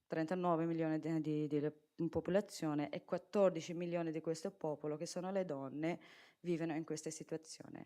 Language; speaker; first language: Italian; non-native, fluent; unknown